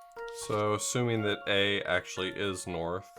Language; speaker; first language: English; native; English